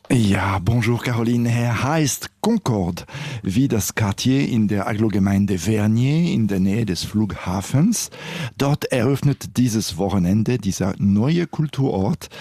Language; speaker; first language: German; non-native, local second language; French